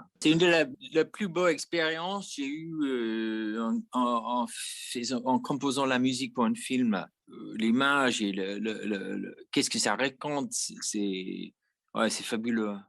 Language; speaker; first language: French; non-native, fluent; English